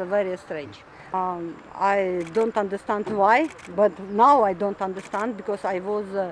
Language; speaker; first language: English; non-native, learner; Russian